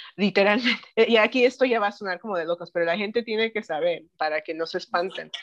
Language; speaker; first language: Spanish; early bilingual, heritage; Spanish